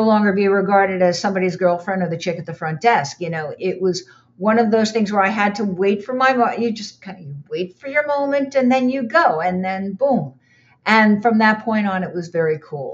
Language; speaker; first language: English; native; English